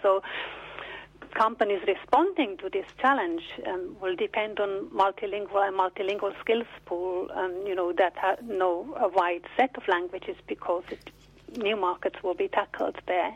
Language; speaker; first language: English; non-native, fluent; German